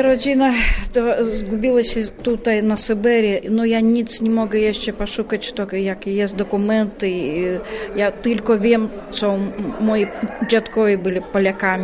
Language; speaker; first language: Polish; non-native, learner; Russian